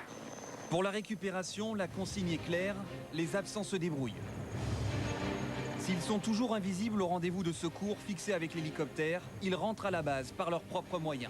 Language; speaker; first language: French; native; French